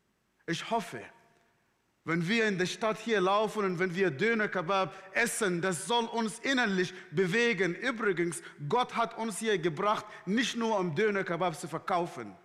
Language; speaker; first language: German; non-native, fluent; Arabic